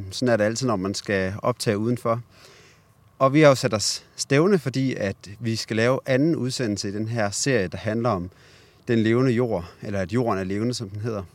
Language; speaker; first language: Danish; native; Danish